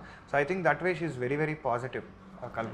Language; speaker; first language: Telugu; native; Telugu